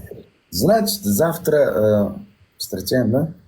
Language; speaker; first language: Russian; non-native, learner; Uzbek